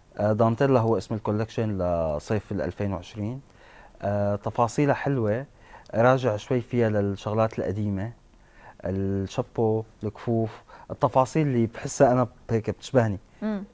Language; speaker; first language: Arabic; native; Arabic